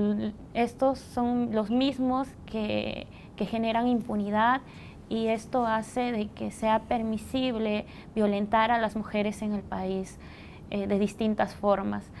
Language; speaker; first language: Spanish; native; Spanish